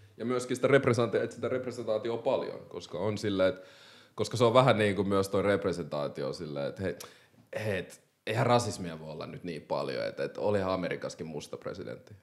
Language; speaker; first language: Finnish; early bilingual, other home language; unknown